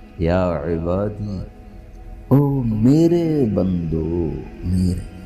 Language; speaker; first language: Urdu; non-native, local second language; Punjabi